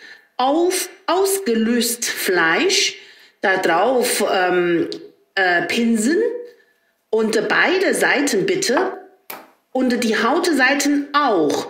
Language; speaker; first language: German; non-native, learner; Chinese